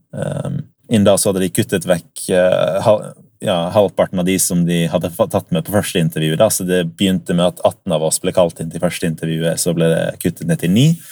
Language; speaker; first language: Norwegian; early bilingual, other home language; English